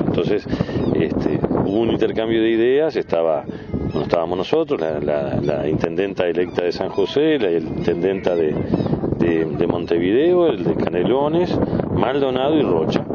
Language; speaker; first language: Spanish; native; Spanish